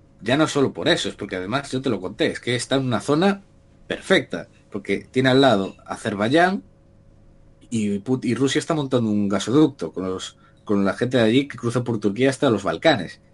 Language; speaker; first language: Spanish; native; Spanish